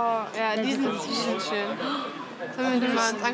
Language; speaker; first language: German; non-native, learner; French